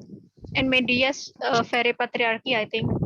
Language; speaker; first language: English; non-native, learner; Indonesian